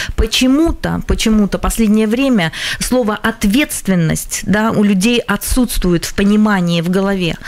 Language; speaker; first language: Russian; non-native, local second language; Latvian